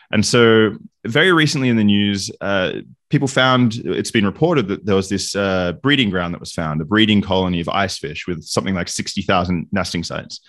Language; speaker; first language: English; native; English